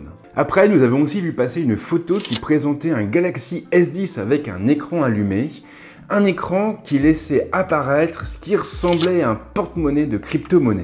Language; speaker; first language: French; native; French